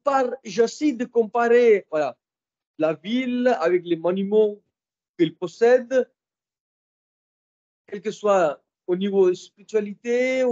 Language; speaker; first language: French; non-native, fluent; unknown